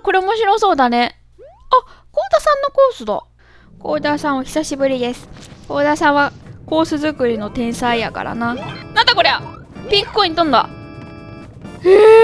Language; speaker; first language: Japanese; native; Japanese